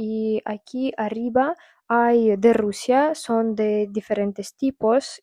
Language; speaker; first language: Spanish; non-native, fluent; Russian